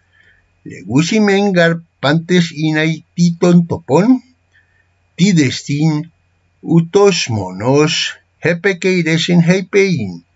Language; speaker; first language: Greek; non-native, fluent; Spanish